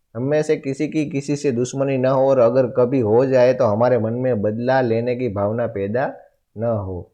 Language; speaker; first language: Hindi; non-native, local second language; Gujarati